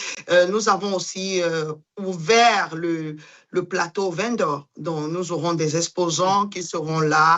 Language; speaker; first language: French; non-native, local second language; Duala